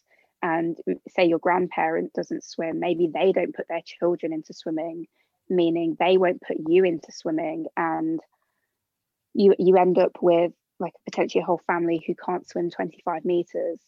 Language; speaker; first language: English; native; English